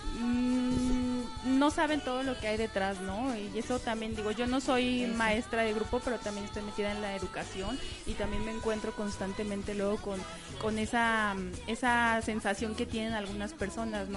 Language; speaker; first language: Spanish; native; Spanish